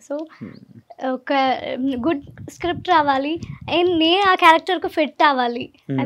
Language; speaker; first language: Telugu; non-native, learner; Malayalam